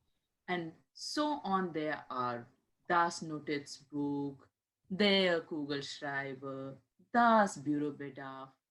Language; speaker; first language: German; non-native, fluent; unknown